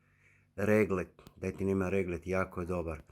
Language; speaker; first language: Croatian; non-native, fluent; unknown